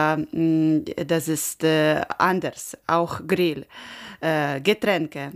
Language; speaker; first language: German; non-native, learner; Ukrainian